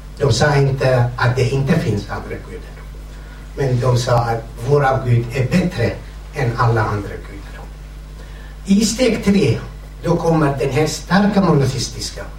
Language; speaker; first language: Swedish; non-native, fluent; Kurdish